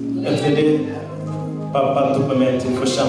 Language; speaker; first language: Swedish; non-native, learner; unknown